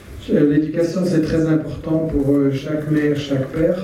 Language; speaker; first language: French; native; French